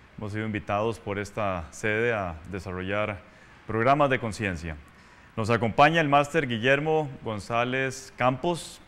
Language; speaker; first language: Spanish; native; Spanish